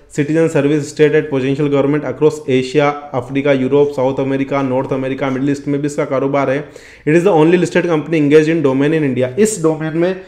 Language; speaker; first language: Hindi; native; Hindi